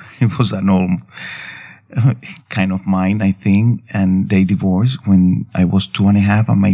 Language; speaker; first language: English; non-native, fluent; Spanish